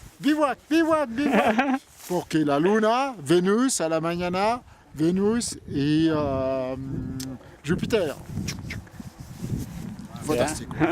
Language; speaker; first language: Spanish; non-native, learner; French